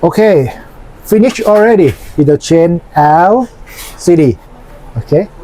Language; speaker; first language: English; non-native, learner; Thai